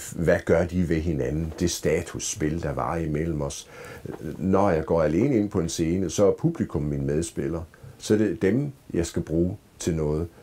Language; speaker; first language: Danish; native; Danish